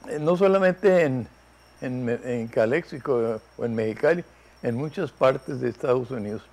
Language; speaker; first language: Spanish; early bilingual, heritage; Spanish